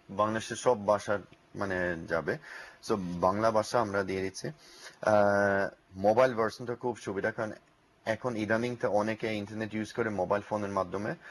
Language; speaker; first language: Bangla; non-native, learner; English